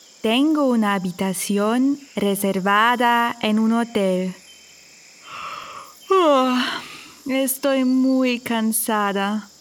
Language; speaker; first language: Spanish; non-native, fluent; German